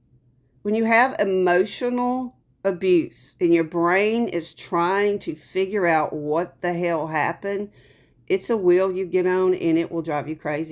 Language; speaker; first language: English; native; English